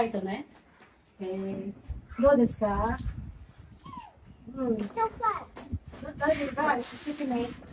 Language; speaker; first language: Japanese; non-native, learner; Filipino